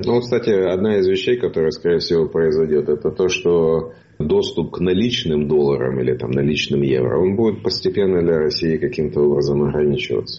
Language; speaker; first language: Russian; native; Russian